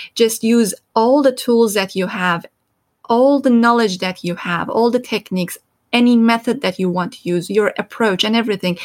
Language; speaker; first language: English; non-native, fluent; Persian